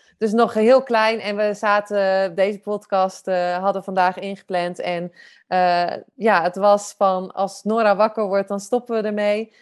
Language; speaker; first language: Dutch; native; Dutch